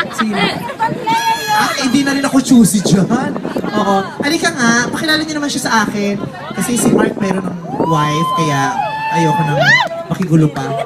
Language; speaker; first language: Filipino; native; Filipino